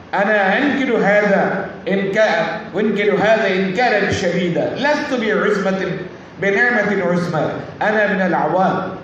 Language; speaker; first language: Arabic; non-native, learner; Bangla